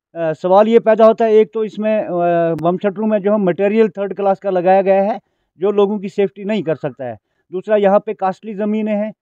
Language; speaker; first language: Hindi; non-native, local second language; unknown